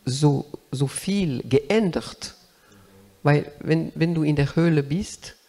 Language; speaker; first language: German; non-native, learner; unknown